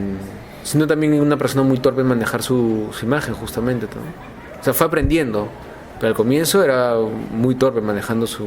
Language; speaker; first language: Spanish; native; Spanish